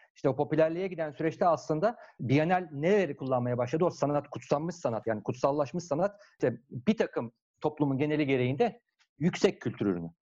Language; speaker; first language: Turkish; native; Turkish